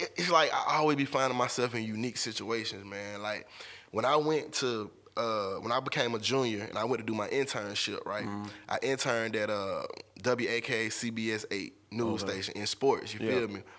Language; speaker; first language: English; native; English